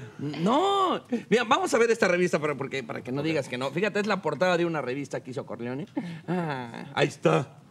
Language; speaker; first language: Spanish; native; Spanish